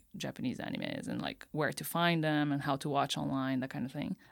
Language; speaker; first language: English; non-native, fluent; Portuguese